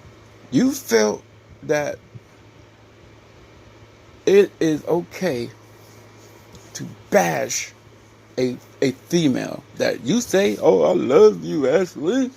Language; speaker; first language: English; native; English